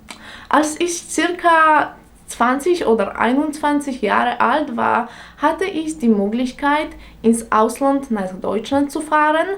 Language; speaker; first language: German; non-native, fluent; Polish